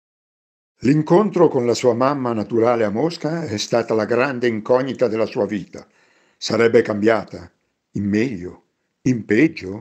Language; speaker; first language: Italian; native; Italian